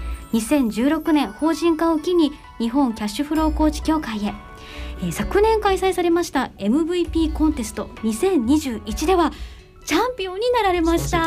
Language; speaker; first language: Japanese; native; Japanese